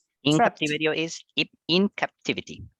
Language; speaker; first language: English; non-native, fluent; Spanish